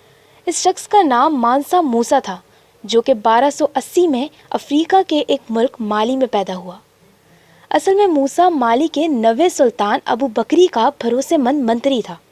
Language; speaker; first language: Urdu; native; Urdu